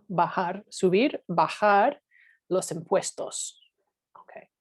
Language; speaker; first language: Spanish; non-native, fluent; English